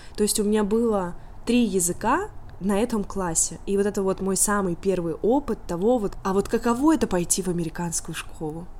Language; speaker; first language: Russian; native; Russian